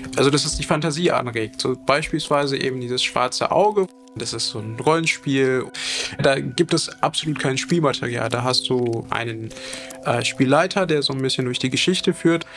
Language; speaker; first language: German; early bilingual, other home language; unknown